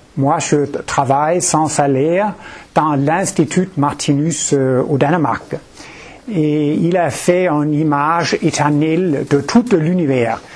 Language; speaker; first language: French; non-native, fluent; Danish